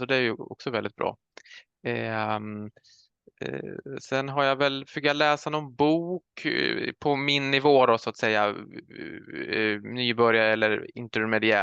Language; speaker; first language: Swedish; native; Swedish